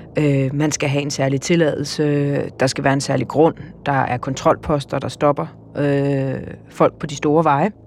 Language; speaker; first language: Danish; native; Danish